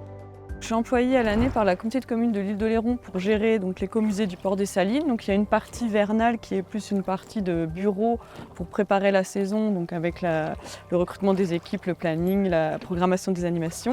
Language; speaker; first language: French; native; French